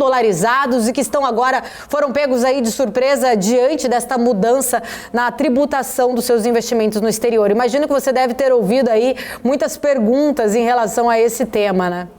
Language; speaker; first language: Portuguese; native; Portuguese